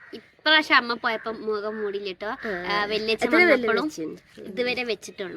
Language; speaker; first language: Malayalam; early bilingual, other home language; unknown